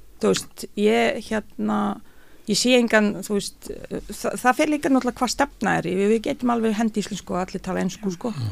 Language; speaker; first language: Icelandic; non-native, fluent; Bosnian